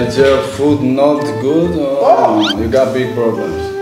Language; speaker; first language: English; non-native, fluent; German